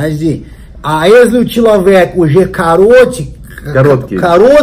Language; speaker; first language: Russian; non-native, learner; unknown